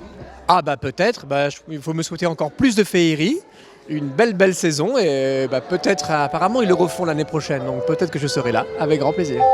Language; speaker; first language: French; native; French